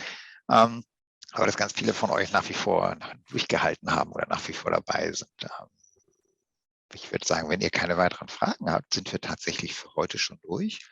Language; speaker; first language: German; native; German